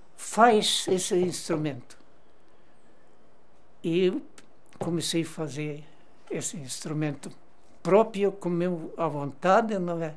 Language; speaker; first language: Portuguese; non-native, learner; Ukrainian